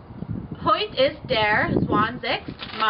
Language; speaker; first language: German; non-native, learner; English